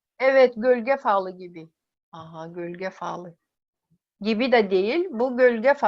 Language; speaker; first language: Turkish; non-native, fluent; Yakut